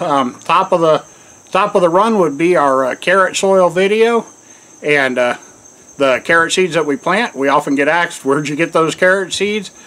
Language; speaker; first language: English; native; English